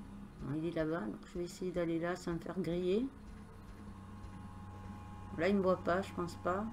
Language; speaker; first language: French; native; French